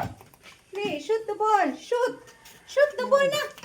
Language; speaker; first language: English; non-native, local second language; Cebuano